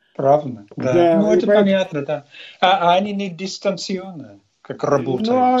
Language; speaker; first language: Russian; non-native, learner; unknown